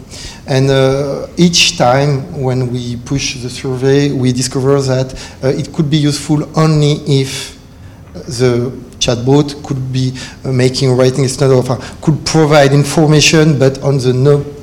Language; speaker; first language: English; non-native, learner; French